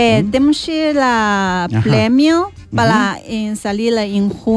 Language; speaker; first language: Spanish; non-native, learner; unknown